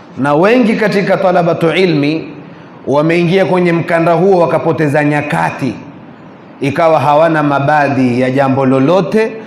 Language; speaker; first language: Swahili; native; Swahili